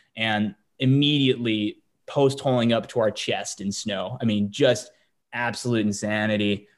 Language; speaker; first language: English; native; English